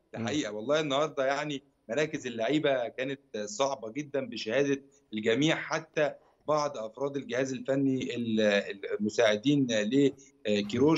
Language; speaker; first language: Arabic; native; Arabic